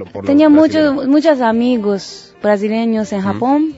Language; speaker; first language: Spanish; non-native, learner; Japanese